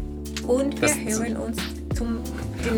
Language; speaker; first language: German; non-native, fluent; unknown